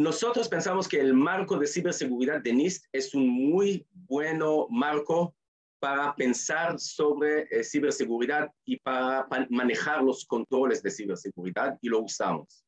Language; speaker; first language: Spanish; non-native, fluent; Hebrew